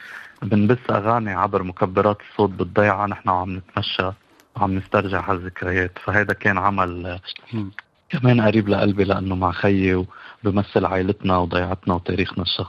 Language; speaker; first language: Arabic; native; Arabic